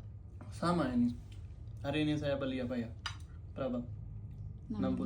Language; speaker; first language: Indonesian; non-native, learner; Punjabi